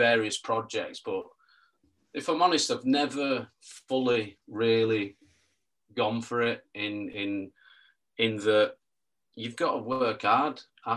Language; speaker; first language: English; native; English